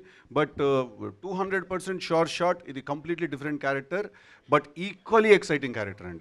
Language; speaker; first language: Telugu; native; Telugu